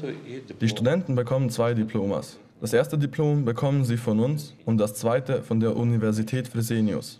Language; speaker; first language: German; non-native, fluent; Ukrainian